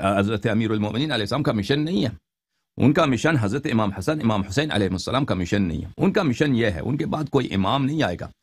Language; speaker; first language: Urdu; non-native, fluent; Persian